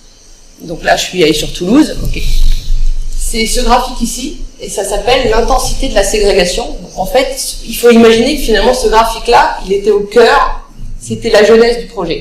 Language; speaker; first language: French; native; French